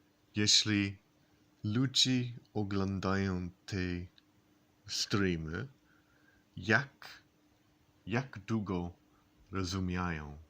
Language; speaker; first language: Polish; non-native, learner; English